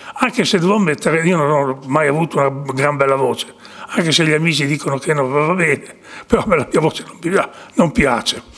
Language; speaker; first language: Italian; native; Italian